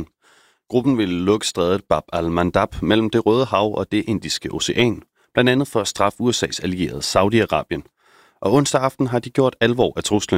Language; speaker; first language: Danish; native; Danish